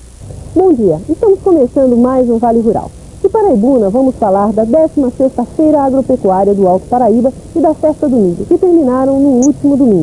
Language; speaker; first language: Portuguese; native; Portuguese